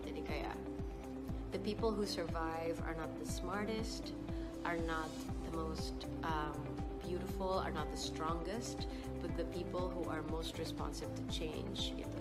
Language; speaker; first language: English; non-native, fluent; Indonesian